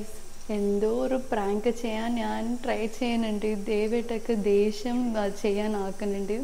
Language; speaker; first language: Malayalam; non-native, learner; Tamil